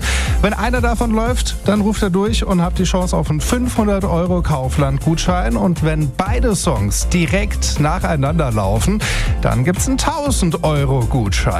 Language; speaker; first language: German; native; German